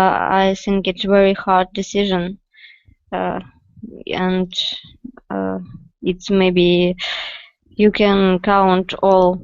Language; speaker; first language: English; non-native, learner; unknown